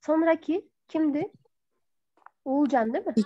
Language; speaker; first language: Turkish; non-native, fluent; Kyrgyz